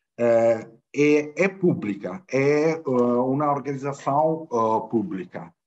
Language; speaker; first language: Portuguese; non-native, fluent; Italian